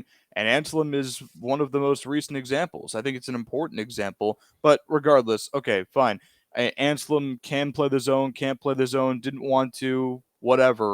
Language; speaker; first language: English; native; English